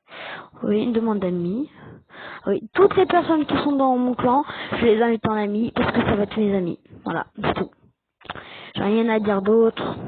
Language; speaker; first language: French; native; French